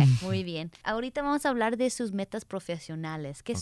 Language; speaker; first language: Spanish; early bilingual, heritage; English